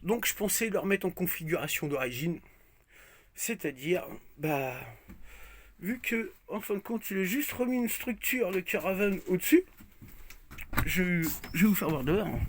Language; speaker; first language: French; native; French